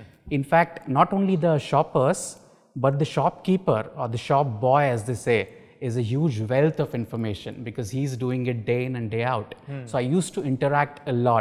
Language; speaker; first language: English; non-native, local second language; Marathi